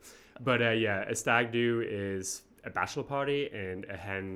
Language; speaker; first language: English; native; English